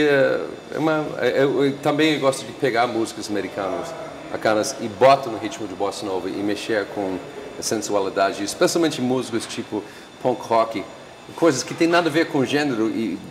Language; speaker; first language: Portuguese; non-native, fluent; English